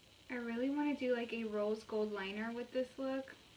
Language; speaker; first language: English; early bilingual, other home language; Spanish